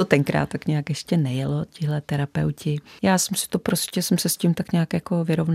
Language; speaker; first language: Czech; native; Czech